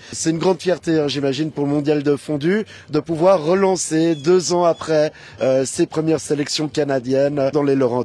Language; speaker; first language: French; native; French